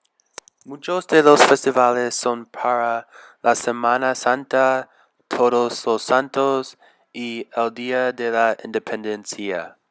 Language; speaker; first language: Spanish; non-native, learner; English